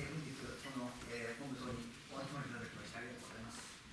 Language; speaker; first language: Japanese; native; Japanese